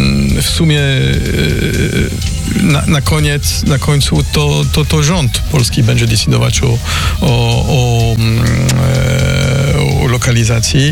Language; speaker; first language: Polish; non-native, fluent; French